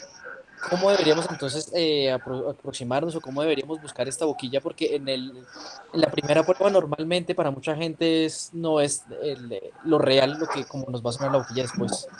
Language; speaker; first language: Spanish; native; Spanish